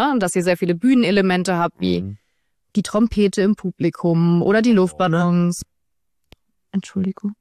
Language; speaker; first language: German; native; German